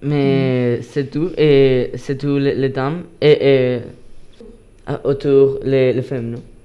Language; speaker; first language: French; non-native, learner; Spanish